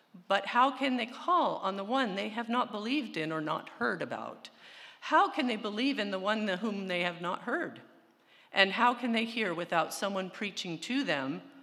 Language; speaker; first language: English; early bilingual, other home language; Spanish